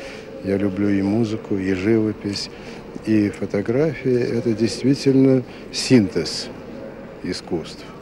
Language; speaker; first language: Russian; native; Russian